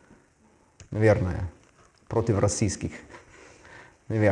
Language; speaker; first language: Russian; non-native, fluent; English